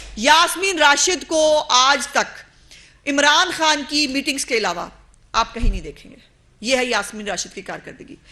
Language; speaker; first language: Urdu; non-native, local second language; Punjabi